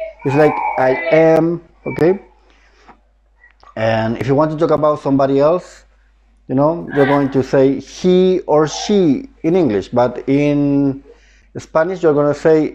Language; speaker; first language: English; non-native, fluent; Spanish